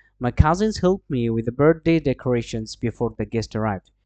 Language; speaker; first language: English; non-native, local second language; Bangla